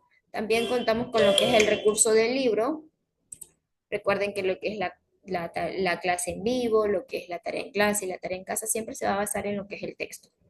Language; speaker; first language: Spanish; native; Spanish